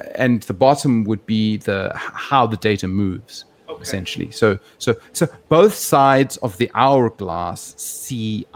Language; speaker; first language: English; native; English